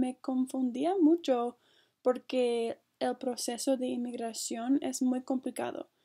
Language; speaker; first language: Spanish; non-native, fluent; English